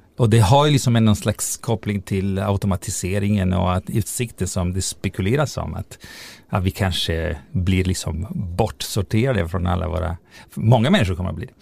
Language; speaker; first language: Swedish; non-native, fluent; Italian